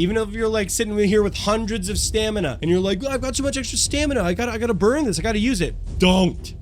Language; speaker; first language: English; native; English